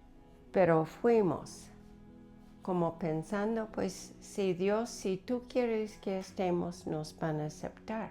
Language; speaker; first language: Spanish; non-native, fluent; English